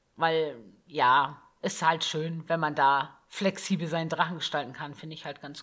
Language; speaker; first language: German; native; German